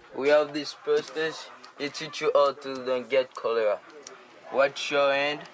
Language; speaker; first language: English; non-native, learner; Haitian Creole